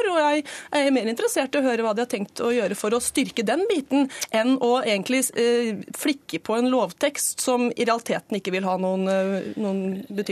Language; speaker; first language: Norwegian; native; Norwegian